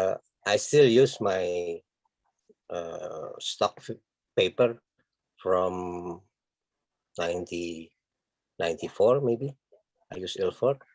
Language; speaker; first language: English; non-native, learner; Indonesian